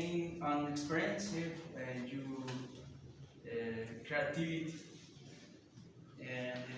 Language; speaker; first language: English; non-native, learner; Spanish